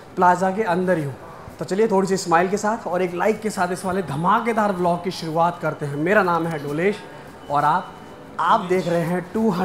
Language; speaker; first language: Hindi; non-native, local second language; Marathi